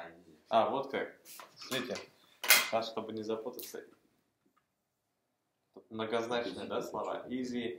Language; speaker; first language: Russian; native; Russian